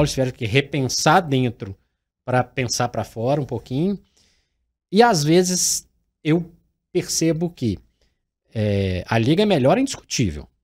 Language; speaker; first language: Portuguese; native; Portuguese